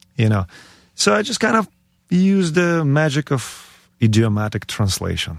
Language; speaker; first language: English; non-native, fluent; Russian